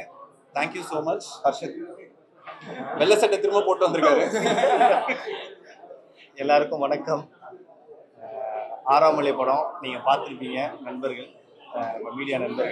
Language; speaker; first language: Tamil; native; Tamil